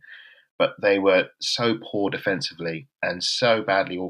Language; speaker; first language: English; native; English